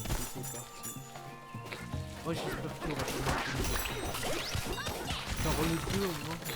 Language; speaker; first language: French; native; French